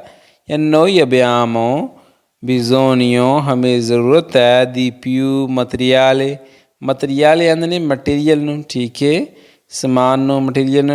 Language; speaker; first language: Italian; non-native, fluent; Punjabi